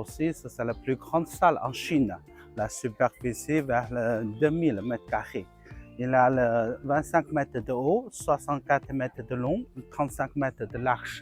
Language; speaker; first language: French; non-native, learner; Chinese